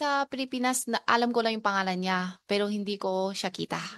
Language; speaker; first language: Filipino; non-native, learner; Chinese